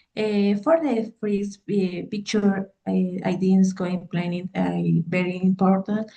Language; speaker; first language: English; non-native, learner; Spanish